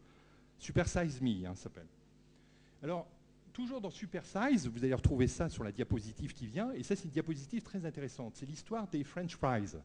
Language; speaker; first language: French; native; French